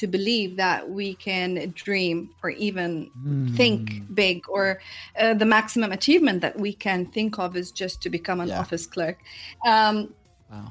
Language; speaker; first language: English; non-native, fluent; Arabic